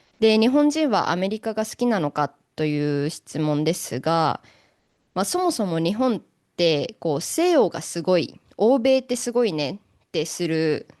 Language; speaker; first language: Japanese; native; Japanese